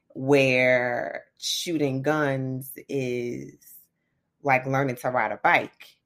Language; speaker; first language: English; native; English